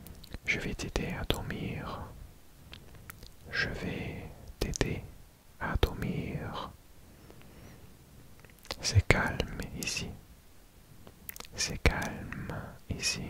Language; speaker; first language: French; non-native, learner; English